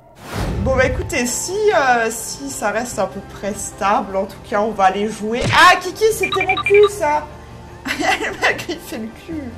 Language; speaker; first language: French; native; French